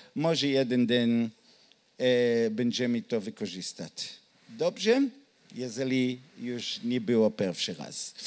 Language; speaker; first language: Polish; non-native, learner; Hebrew